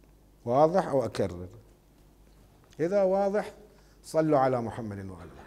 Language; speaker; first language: Arabic; native; Arabic